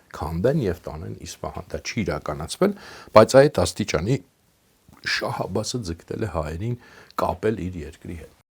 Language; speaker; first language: Armenian; native; Armenian